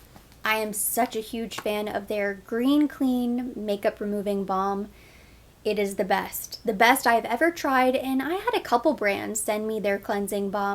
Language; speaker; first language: English; native; English